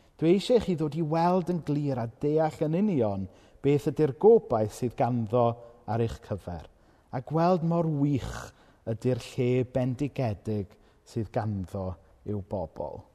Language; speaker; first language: Welsh; native; Welsh